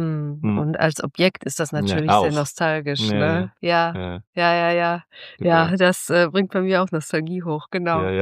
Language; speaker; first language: German; native; German